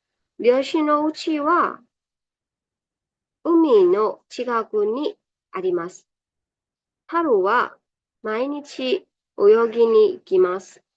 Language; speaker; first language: Japanese; non-native, fluent; Burmese